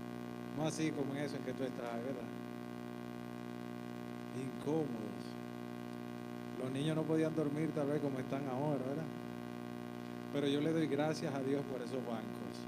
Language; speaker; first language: Spanish; native; Spanish